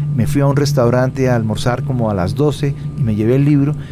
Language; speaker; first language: Spanish; native; Spanish